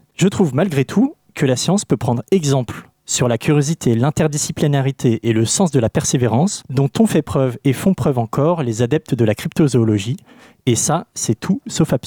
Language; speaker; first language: French; native; French